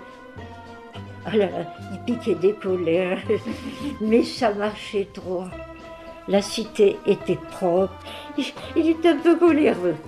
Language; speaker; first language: French; native; French